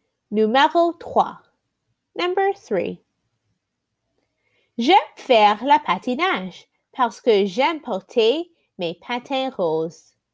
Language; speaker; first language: French; non-native, learner; English